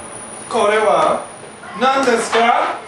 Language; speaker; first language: Japanese; non-native, learner; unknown